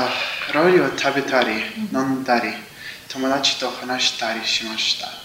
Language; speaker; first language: Japanese; non-native, learner; English